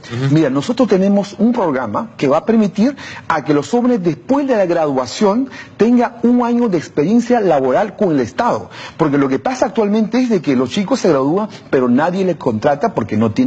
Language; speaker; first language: Spanish; non-native, local second language; Shipibo-Conibo